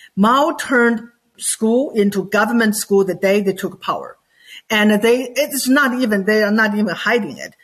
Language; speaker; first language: English; non-native, fluent; Chinese